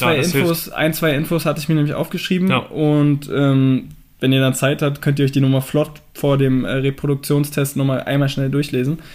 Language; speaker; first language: German; native; German